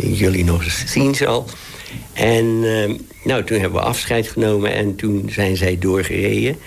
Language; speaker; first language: Dutch; native; Dutch